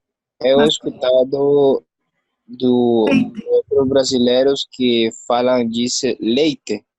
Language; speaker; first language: Portuguese; non-native, learner; Spanish